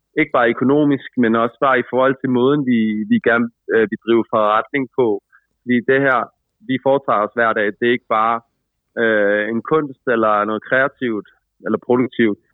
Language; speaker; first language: Danish; native; Danish